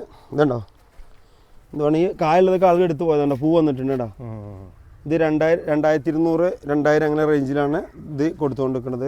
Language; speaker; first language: Malayalam; native; Malayalam